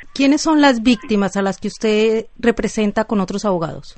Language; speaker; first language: Spanish; native; Spanish